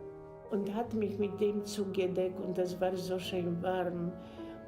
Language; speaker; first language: German; non-native, fluent; Polish